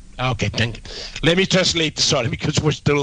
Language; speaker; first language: English; non-native, learner; Italian